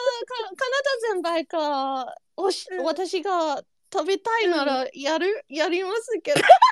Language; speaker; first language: Japanese; non-native, learner; English